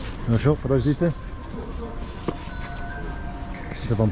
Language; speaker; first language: Russian; non-native, learner; English